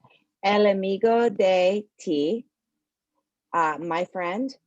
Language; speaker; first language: Spanish; non-native, learner; English